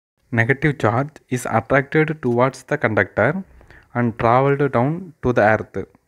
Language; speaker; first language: English; non-native, local second language; Tamil